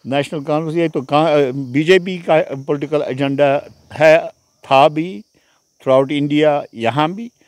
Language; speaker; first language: Hindi; non-native, local second language; Kashmiri